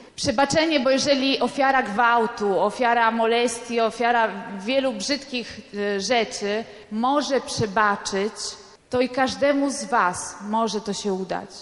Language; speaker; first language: Polish; non-native, fluent; Italian